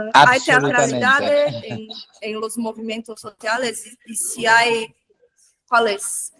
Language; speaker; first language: Spanish; non-native, fluent; Portuguese